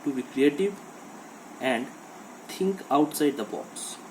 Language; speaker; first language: English; non-native, local second language; Bangla